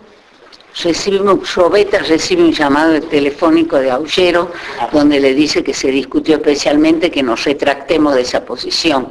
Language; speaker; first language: Spanish; native; Spanish